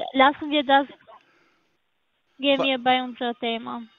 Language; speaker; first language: German; non-native, learner; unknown